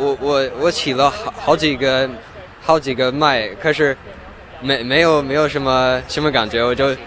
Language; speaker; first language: Chinese; early bilingual, heritage; Chinese